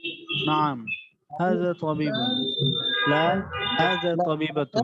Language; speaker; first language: Arabic; non-native, learner; Bangla